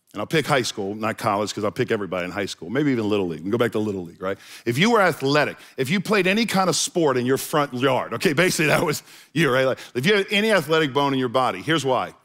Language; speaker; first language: English; native; English